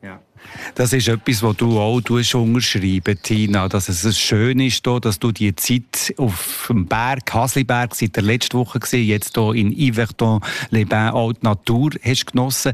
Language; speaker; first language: German; native; German